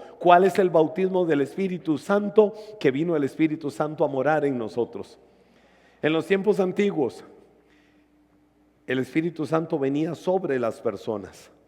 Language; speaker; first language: Spanish; native; Spanish